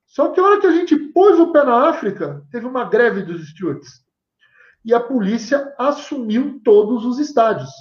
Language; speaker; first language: Portuguese; native; Portuguese